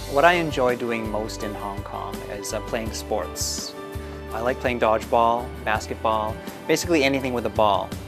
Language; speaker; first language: English; native; English